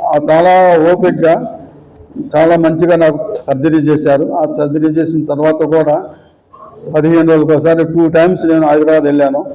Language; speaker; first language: Telugu; native; Telugu